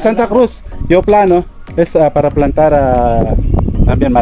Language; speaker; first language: Spanish; non-native, learner; Filipino